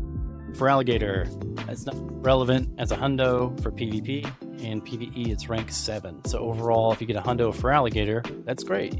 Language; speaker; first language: English; native; English